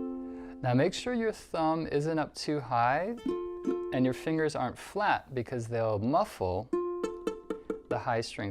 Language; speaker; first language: English; native; English